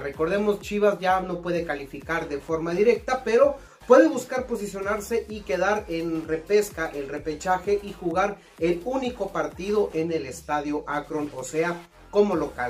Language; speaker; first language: Spanish; native; Spanish